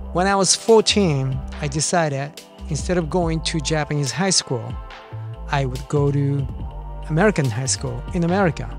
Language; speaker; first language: English; early bilingual, other home language; Japanese